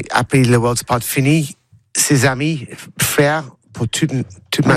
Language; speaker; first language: French; non-native, learner; English